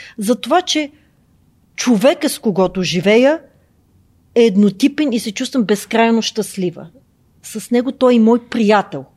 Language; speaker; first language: Bulgarian; native; Bulgarian